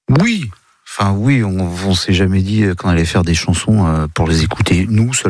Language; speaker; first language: French; native; French